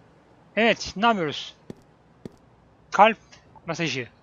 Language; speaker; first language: Turkish; native; Turkish